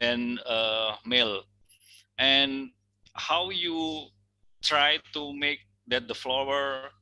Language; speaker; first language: English; non-native, fluent; Indonesian